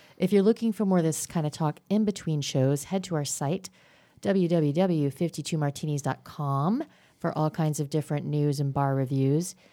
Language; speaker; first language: English; native; English